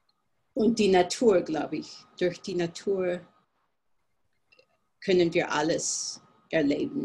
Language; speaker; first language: German; non-native, fluent; English